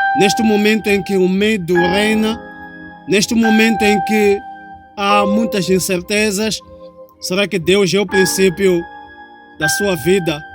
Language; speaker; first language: Portuguese; non-native, local second language; Tsonga